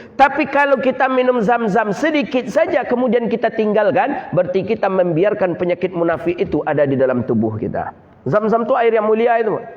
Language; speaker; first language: Malay; native; Malay